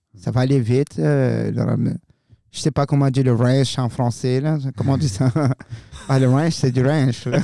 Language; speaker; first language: French; non-native, fluent; Arabic